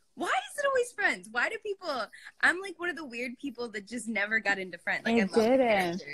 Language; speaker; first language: English; native; English